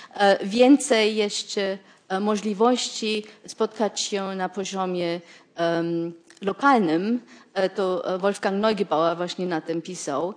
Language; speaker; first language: Polish; non-native, fluent; German